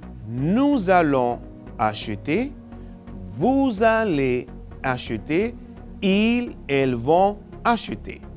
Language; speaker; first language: French; non-native, fluent; Spanish